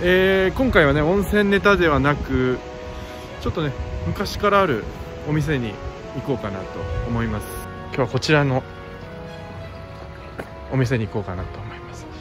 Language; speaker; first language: Japanese; native; Japanese